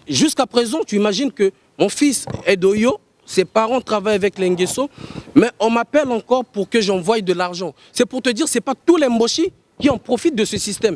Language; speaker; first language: French; non-native, local second language; Lingala